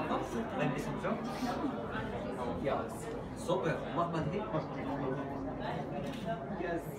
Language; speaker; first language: German; non-native, learner; Arabic